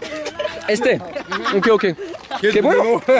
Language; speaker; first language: Spanish; non-native, learner; French